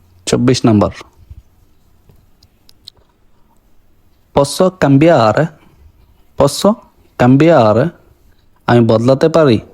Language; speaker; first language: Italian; non-native, learner; Bangla